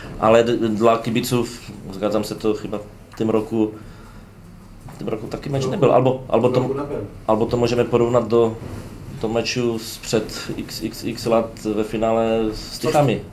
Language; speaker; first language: Polish; non-native, learner; Czech